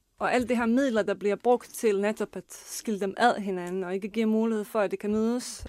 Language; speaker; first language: Danish; non-native, fluent; Bosnian